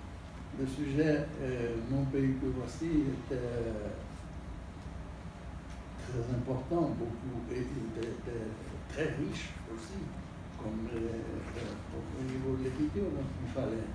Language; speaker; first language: French; non-native, local second language; Haitian Creole